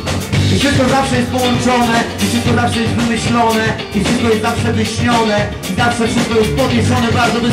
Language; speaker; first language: Polish; non-native, fluent; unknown